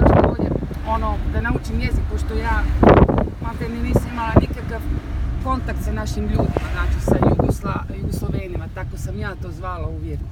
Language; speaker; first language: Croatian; non-native, fluent; German